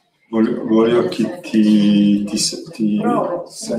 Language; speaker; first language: Italian; non-native, learner; French